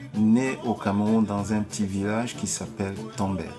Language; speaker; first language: French; non-native, local second language; Duala